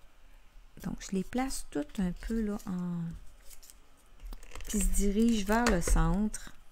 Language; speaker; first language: French; native; French